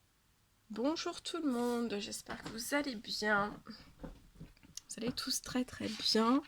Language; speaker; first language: French; native; French